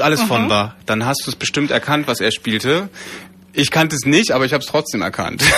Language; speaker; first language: German; native; German